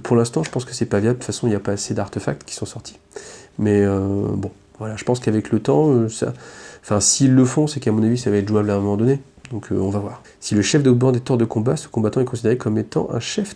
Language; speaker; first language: French; native; French